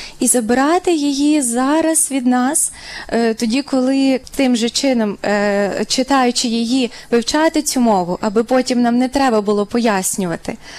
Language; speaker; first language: Ukrainian; native; Ukrainian